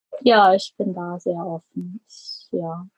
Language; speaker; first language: German; non-native, fluent; Korean